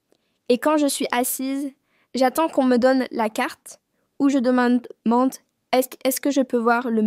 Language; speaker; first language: French; non-native, fluent; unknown